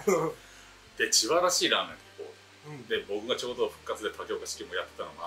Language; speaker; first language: Japanese; native; Japanese